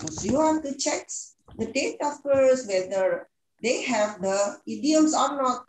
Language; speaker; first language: English; non-native, fluent; Indonesian